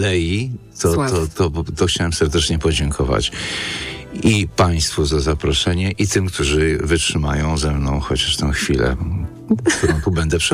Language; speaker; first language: Polish; native; Polish